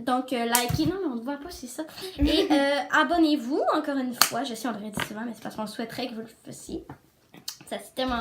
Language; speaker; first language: French; native; French